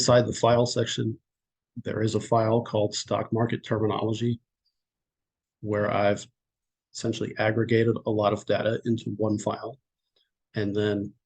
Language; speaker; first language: English; native; English